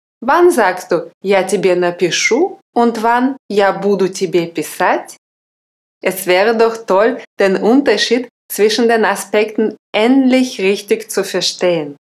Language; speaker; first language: German; non-native, fluent; Russian